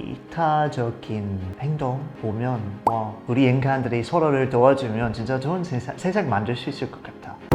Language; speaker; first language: Korean; non-native, fluent; English